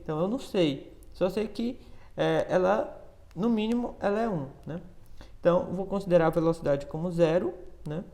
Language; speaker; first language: Portuguese; native; Portuguese